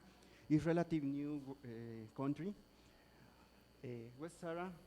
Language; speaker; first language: English; non-native, learner; Spanish